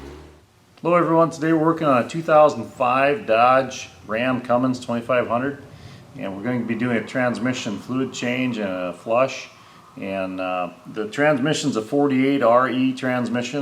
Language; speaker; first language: English; native; English